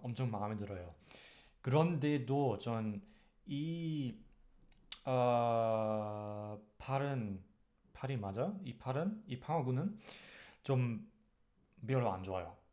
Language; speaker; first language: Korean; non-native, learner; German